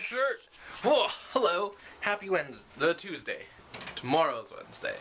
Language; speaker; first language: English; native; English